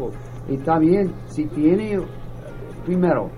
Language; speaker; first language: Spanish; non-native, learner; English